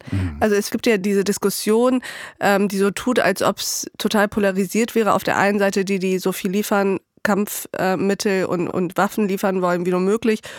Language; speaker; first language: German; early bilingual, other home language; Turkish